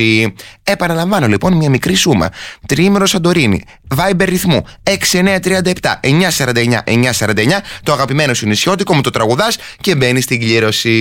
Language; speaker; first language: Greek; native; Greek